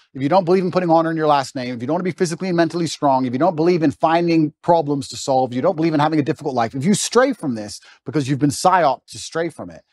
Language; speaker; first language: English; native; English